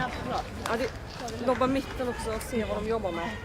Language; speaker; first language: Swedish; native; Swedish